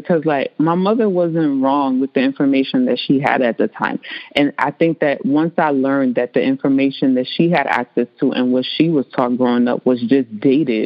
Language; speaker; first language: English; early bilingual, other home language; Spanish